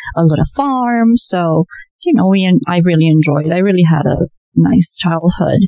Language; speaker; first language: English; non-native, fluent; Romanian